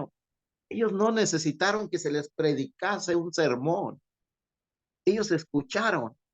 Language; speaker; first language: Spanish; native; Spanish